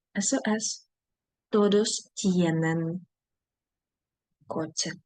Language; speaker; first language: Spanish; non-native, fluent; Ukrainian